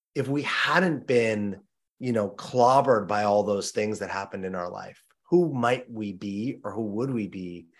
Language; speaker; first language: English; native; English